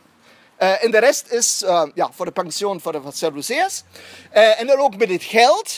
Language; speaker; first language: Dutch; non-native, fluent; German